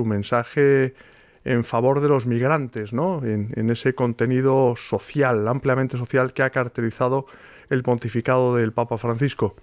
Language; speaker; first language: Spanish; native; Spanish